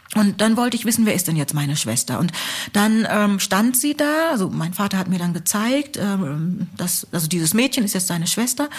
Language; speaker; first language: German; early bilingual, other home language; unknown